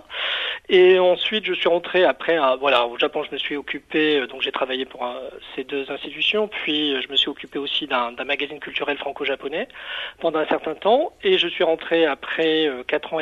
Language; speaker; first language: French; native; French